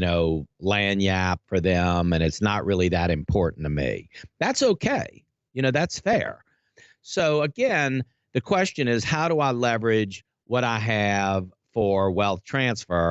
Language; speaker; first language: English; native; English